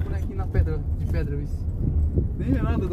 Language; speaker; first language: Portuguese; native; Portuguese